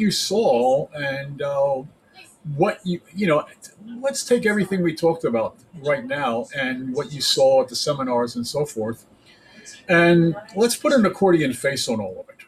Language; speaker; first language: English; native; English